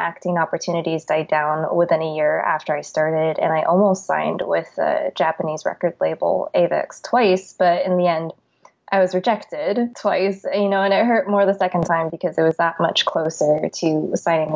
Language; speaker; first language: English; native; English